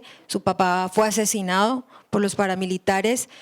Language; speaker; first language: Spanish; native; Spanish